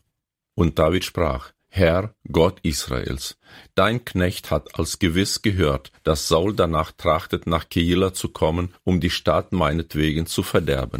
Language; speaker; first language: German; native; German